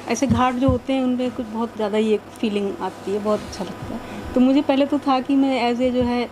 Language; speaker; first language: Hindi; native; Hindi